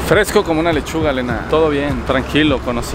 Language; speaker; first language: Spanish; native; Spanish